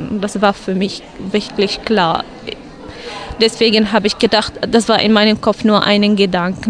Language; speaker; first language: German; non-native, fluent; Arabic